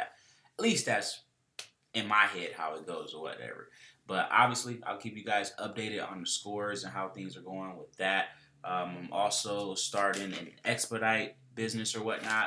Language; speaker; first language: English; native; English